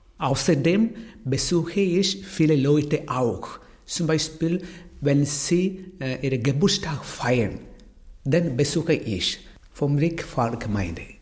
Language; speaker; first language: German; non-native, learner; Malayalam